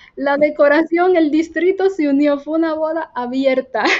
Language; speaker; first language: Spanish; native; Spanish